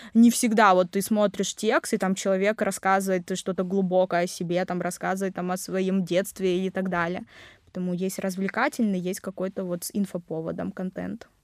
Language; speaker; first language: Russian; non-native, local second language; Vietnamese